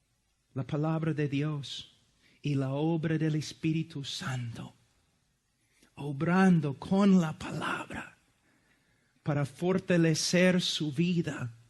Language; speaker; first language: Spanish; non-native, fluent; English